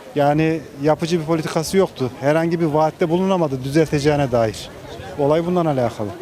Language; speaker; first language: Turkish; native; Turkish